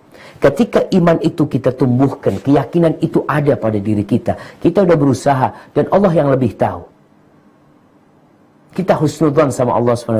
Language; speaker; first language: Indonesian; native; Indonesian